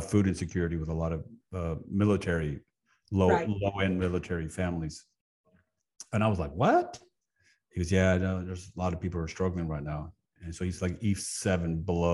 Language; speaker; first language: English; native; English